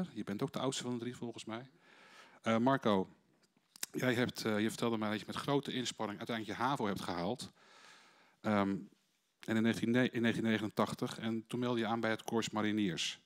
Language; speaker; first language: Dutch; native; Dutch